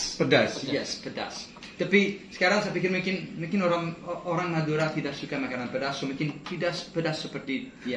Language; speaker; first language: Indonesian; non-native, fluent; English